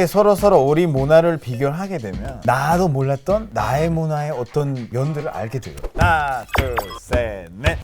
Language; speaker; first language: Korean; non-native, fluent; Spanish